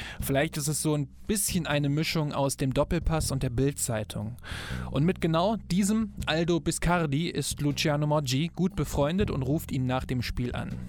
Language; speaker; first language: German; native; German